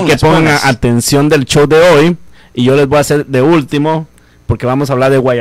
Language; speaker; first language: Spanish; native; Spanish